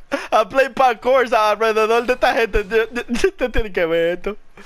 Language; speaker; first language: Spanish; early bilingual, heritage; Spanish